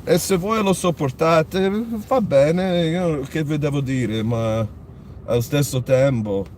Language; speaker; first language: Italian; early bilingual, other home language; English